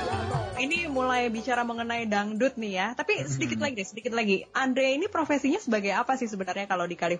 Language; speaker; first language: Indonesian; native; Indonesian